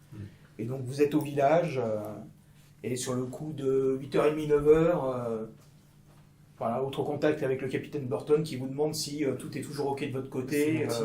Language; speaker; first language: French; native; French